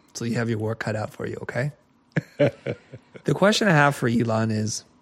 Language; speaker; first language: English; native; English